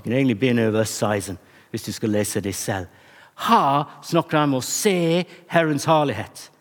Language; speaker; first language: Norwegian; non-native, fluent; English